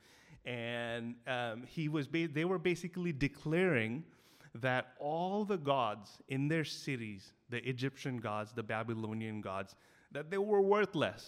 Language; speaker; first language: English; non-native, local second language; Hindi